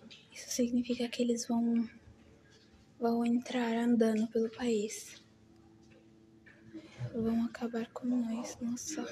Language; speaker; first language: Portuguese; early bilingual, heritage; Arabic